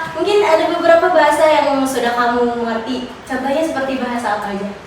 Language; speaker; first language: Indonesian; native; Indonesian